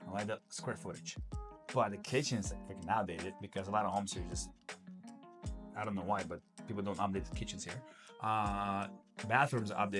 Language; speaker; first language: English; non-native, fluent; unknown